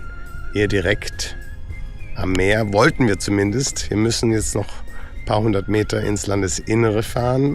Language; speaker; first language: German; native; German